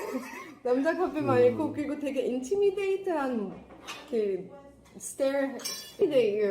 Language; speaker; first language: Korean; non-native, fluent; Arabic